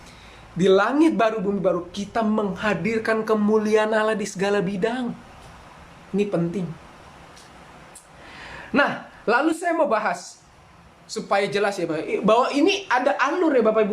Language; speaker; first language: Indonesian; native; Indonesian